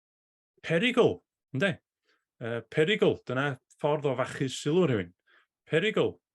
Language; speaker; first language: Welsh; native; Welsh